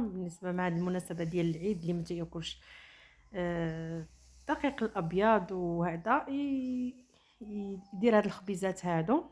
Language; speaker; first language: Arabic; native; Arabic